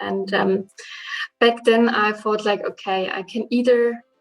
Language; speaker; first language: English; non-native, fluent; German